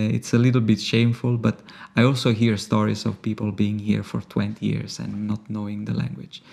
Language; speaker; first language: English; non-native, fluent; Italian